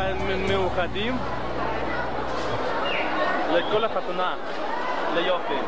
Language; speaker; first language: Hebrew; non-native, learner; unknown